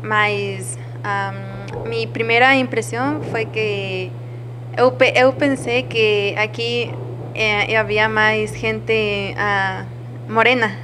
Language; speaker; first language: Portuguese; non-native, learner; Spanish